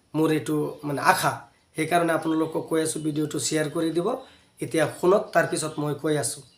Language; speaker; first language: Assamese; non-native, local second language; Bangla